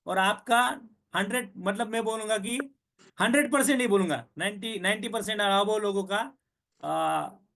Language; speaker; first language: Hindi; non-native, local second language; Marathi